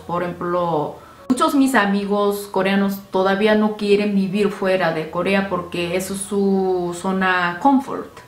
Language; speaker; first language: Spanish; non-native, fluent; Korean